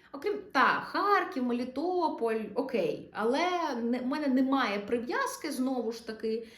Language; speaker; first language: Ukrainian; non-native, local second language; Russian